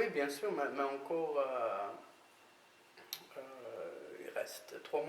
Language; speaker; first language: French; non-native, learner; Norwegian